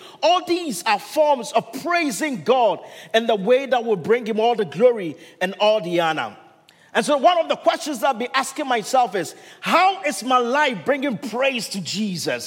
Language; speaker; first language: English; non-native, local second language; Akan